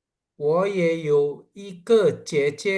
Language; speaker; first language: Chinese; non-native, learner; Indonesian